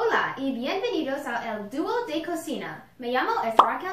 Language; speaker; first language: Spanish; non-native, learner; English